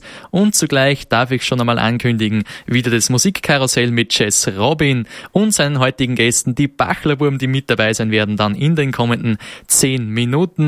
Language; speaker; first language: German; native; German